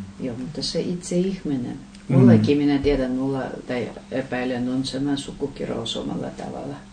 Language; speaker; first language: Finnish; non-native, learner; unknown